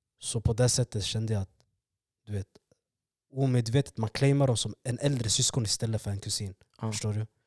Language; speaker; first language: Swedish; early bilingual, other home language; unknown